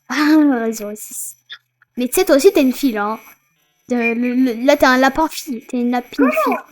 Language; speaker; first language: French; native; French